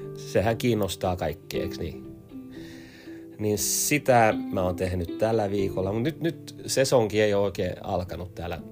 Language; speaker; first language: Finnish; early bilingual, heritage; Swedish